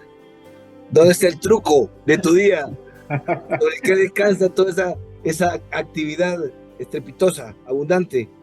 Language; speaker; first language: Spanish; native; Spanish